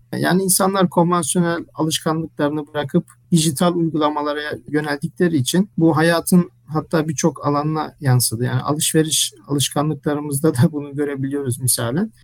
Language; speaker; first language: Turkish; early bilingual, heritage; Turkish